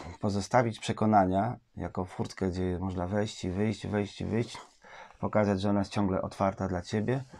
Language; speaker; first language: Polish; native; Polish